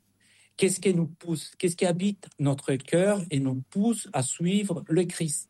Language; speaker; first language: French; non-native, fluent; Spanish